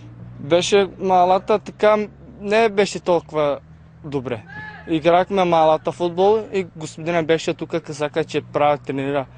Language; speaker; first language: Bulgarian; non-native, local second language; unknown